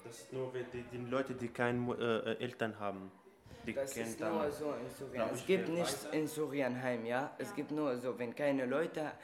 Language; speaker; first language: German; non-native, fluent; Arabic